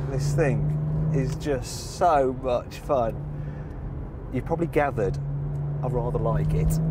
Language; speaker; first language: English; native; English